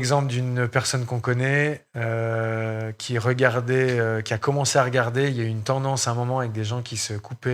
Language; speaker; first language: French; native; French